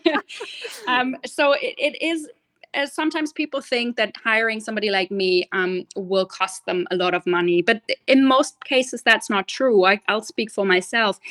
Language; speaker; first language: English; non-native, fluent; German